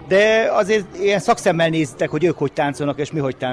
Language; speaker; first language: Hungarian; native; Hungarian